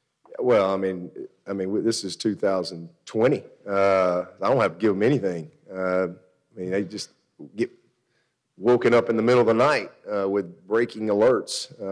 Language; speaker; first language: English; native; English